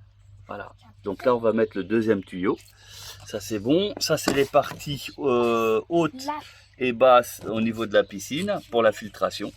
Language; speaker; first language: French; native; French